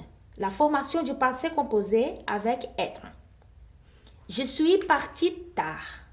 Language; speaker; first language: French; non-native, fluent; Portuguese